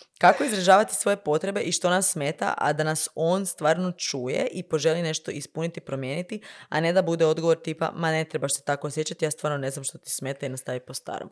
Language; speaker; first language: Croatian; native; Croatian